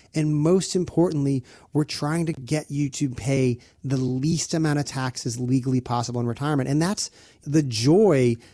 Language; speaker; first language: English; native; English